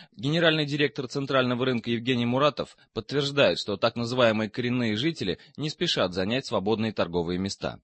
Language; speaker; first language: Russian; native; Russian